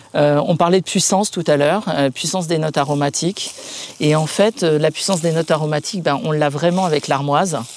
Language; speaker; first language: French; native; French